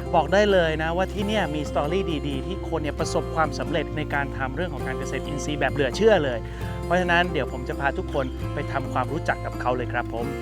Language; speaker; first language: Thai; native; Thai